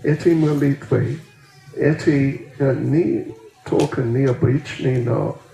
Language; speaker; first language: Russian; non-native, learner; English